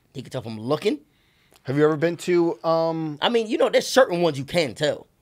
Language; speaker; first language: English; native; English